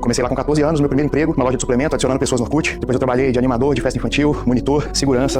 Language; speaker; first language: Portuguese; native; Portuguese